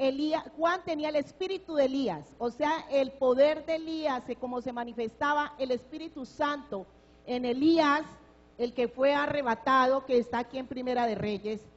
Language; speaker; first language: Spanish; native; Spanish